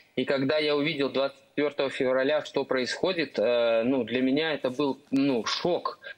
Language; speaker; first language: Russian; native; Russian